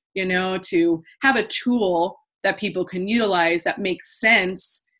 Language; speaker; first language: English; native; English